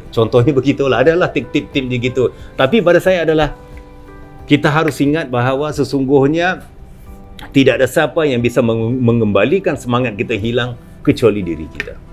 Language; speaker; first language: Malay; native; Malay